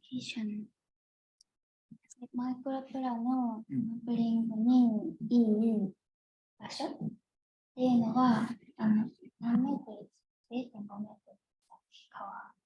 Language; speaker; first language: Japanese; native; Japanese